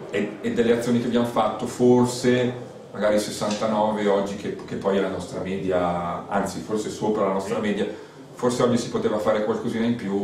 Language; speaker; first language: Italian; native; Italian